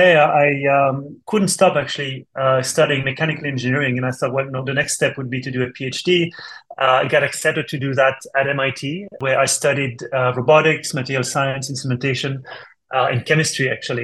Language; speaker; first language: English; non-native, fluent; French